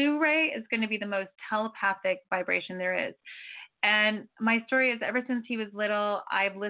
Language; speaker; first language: English; native; English